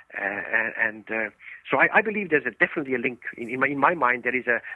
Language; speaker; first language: English; early bilingual, other home language; Estonian